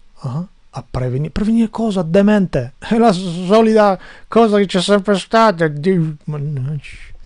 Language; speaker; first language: Italian; non-native, fluent; Albanian